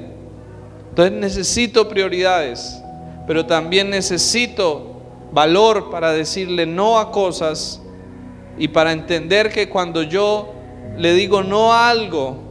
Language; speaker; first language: Spanish; native; Spanish